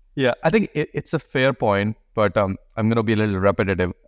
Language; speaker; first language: English; non-native, local second language; Hindi